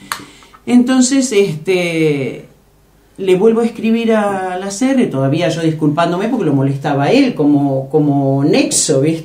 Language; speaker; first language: Spanish; native; Spanish